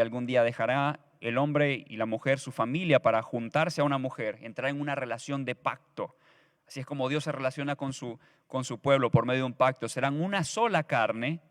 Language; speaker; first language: Spanish; native; Spanish